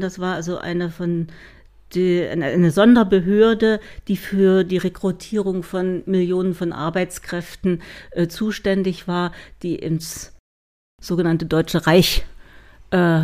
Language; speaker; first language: German; native; German